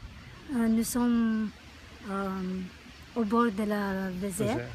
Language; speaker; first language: French; non-native, learner; English